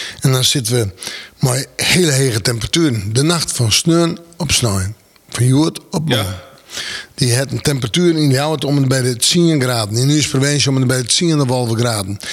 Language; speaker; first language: Dutch; non-native, local second language; Western Frisian